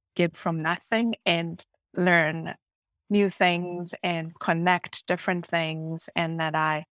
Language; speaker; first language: English; non-native, local second language; Ganda